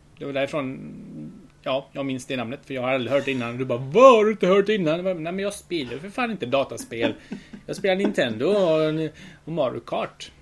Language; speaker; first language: Swedish; early bilingual, other home language; Spanish